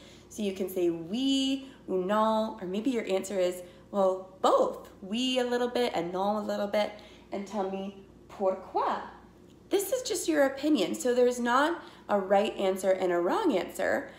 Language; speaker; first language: English; native; English